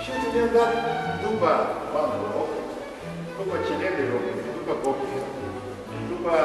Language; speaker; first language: Romanian; non-native, local second language; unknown